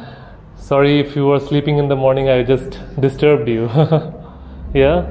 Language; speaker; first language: English; non-native, local second language; Hindi